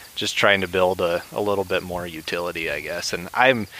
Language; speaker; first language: English; native; English